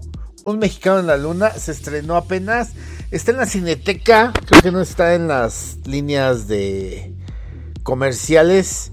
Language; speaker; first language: Spanish; native; Spanish